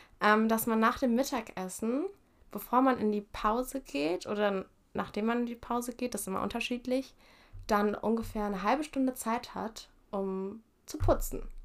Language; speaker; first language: German; early bilingual, heritage; German